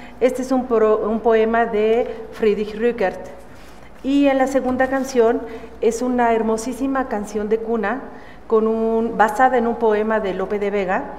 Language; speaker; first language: Spanish; native; Spanish